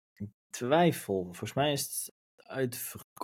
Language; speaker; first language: Dutch; native; Dutch